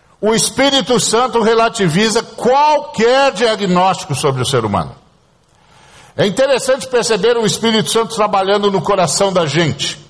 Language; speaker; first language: Portuguese; native; Portuguese